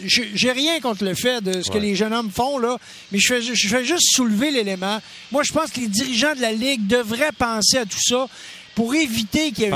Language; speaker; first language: French; native; French